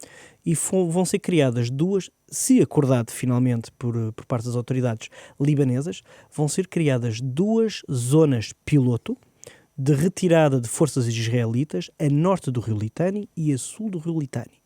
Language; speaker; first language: Portuguese; native; Portuguese